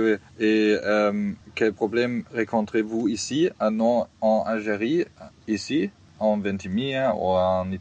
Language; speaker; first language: French; non-native, learner; German